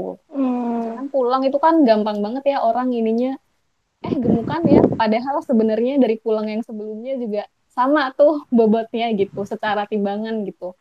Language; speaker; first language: Indonesian; native; Indonesian